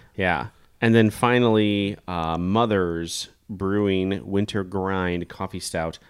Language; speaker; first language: English; native; English